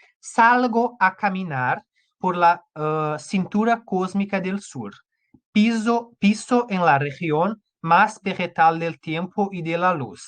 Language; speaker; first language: Spanish; non-native, fluent; Portuguese